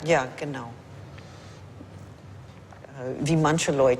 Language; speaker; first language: German; non-native, fluent; English